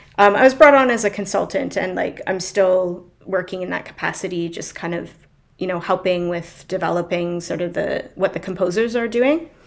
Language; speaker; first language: English; native; English